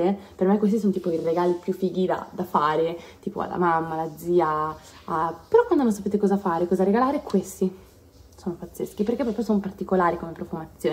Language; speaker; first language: Italian; native; Italian